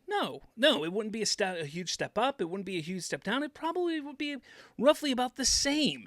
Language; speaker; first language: English; native; English